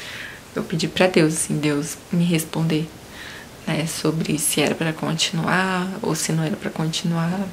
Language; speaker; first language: Portuguese; native; Portuguese